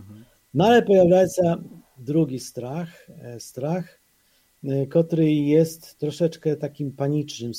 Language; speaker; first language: Polish; non-native, fluent; Ukrainian